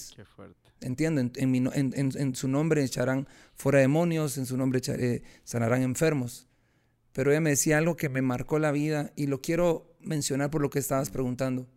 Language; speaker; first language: Spanish; native; Spanish